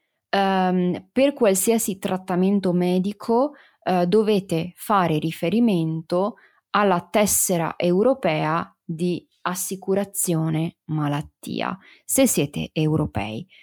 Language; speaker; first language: Italian; native; Italian